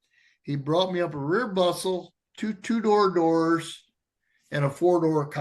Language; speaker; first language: English; native; English